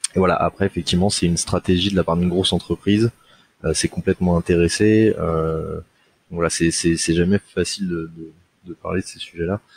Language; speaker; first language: French; native; French